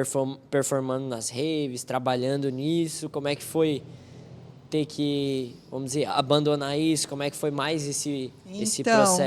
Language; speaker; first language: Portuguese; native; Portuguese